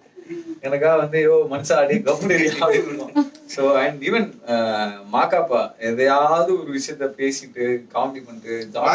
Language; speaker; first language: Tamil; native; Tamil